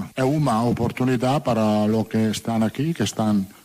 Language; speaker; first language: Portuguese; non-native, learner; Italian